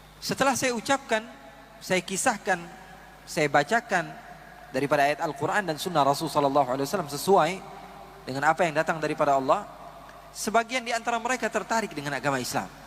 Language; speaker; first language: Indonesian; native; Indonesian